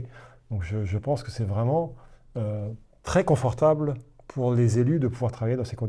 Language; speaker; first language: French; native; French